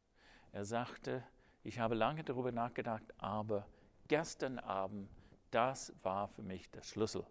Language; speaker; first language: German; non-native, fluent; English